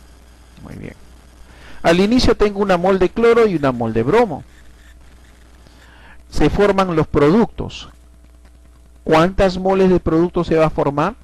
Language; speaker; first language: Spanish; native; Spanish